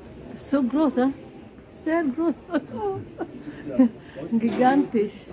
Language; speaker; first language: German; non-native, learner; Filipino